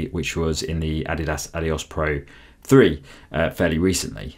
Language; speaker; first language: English; native; English